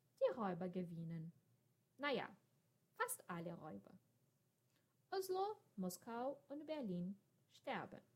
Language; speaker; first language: German; non-native, fluent; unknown